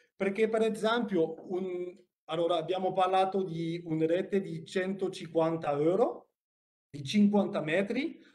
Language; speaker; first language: Italian; non-native, learner; French